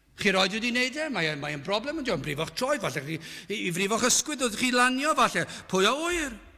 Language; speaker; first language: Welsh; native; Welsh